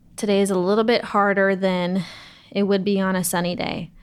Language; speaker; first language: English; native; English